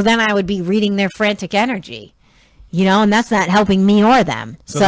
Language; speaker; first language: English; native; English